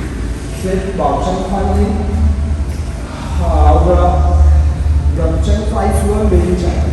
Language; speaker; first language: Vietnamese; non-native, learner; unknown